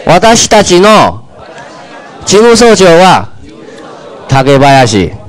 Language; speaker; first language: Japanese; non-native, fluent; Chinese